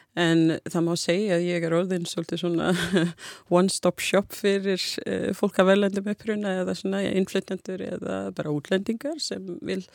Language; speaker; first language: Icelandic; non-native, fluent; English